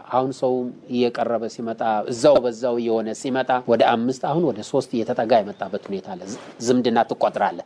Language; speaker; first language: Amharic; non-native, local second language; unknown